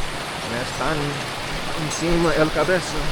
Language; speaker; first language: Spanish; non-native, learner; English